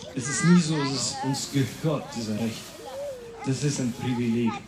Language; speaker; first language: German; non-native, fluent; Latvian